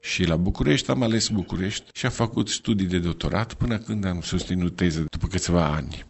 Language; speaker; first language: Romanian; non-native, fluent; Italian